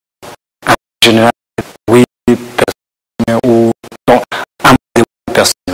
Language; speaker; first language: French; non-native, learner; Kinyarwanda